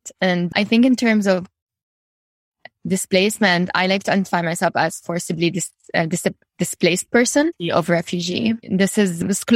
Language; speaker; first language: English; non-native, fluent; Arabic